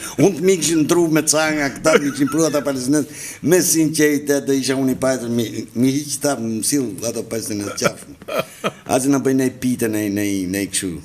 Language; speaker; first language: Albanian; native; Albanian